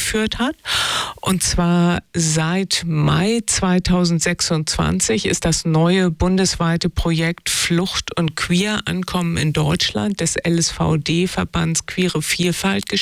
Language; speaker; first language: German; native; German